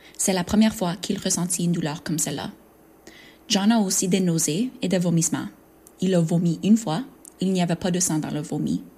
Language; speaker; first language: French; non-native, fluent; English